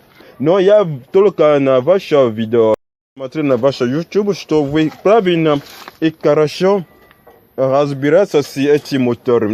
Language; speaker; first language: Russian; non-native, learner; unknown